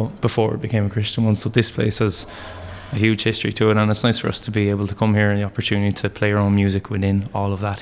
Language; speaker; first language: English; native; English